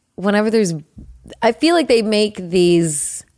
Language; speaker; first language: English; early bilingual, other home language; Spanish